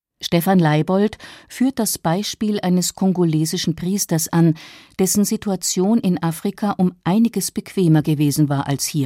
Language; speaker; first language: German; native; German